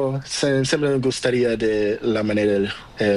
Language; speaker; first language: Spanish; non-native, learner; Portuguese